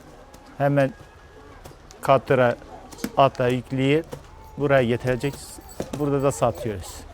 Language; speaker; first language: Turkish; non-native, local second language; Kurdish